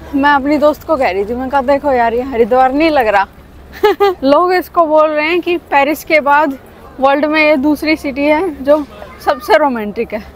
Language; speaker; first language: Hindi; native; Hindi